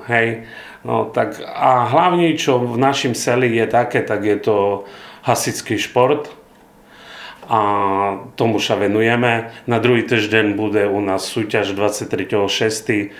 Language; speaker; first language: Slovak; non-native, local second language; Rusyn